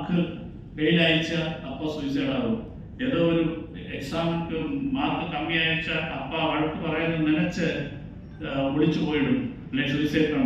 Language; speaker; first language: Malayalam; non-native, learner; Tamil